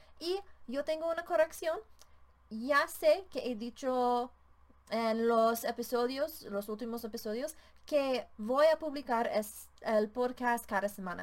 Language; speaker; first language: Spanish; non-native, learner; English